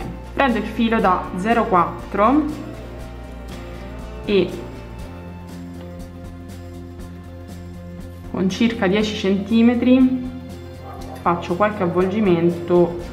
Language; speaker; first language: Italian; native; Italian